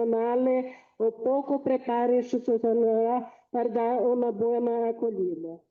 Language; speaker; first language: Portuguese; non-native, fluent; Spanish